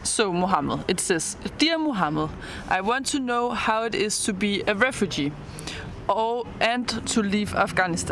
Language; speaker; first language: English; non-native, fluent; Danish